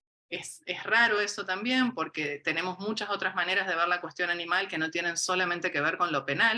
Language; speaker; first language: Spanish; native; Spanish